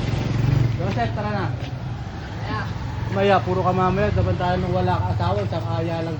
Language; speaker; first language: Filipino; native; Filipino